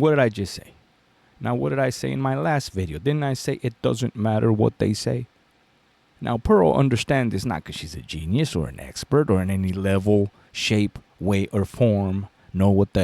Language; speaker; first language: English; native; English